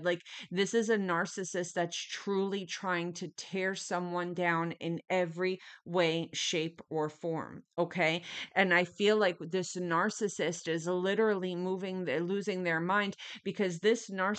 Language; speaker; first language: English; native; English